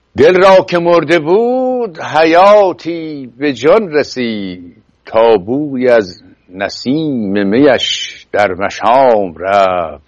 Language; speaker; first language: Persian; native; Persian